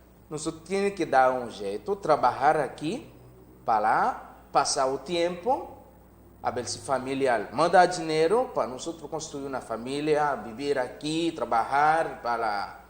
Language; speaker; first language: Spanish; non-native, learner; Haitian Creole